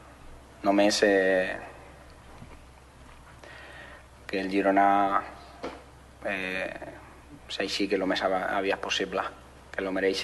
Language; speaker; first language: Catalan; non-native, fluent; Spanish